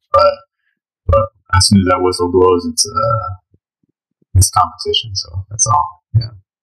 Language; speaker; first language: English; early bilingual, other home language; Spanish